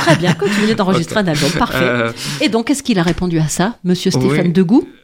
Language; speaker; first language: French; native; French